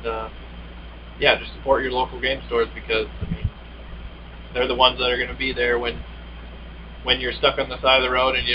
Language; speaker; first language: English; native; English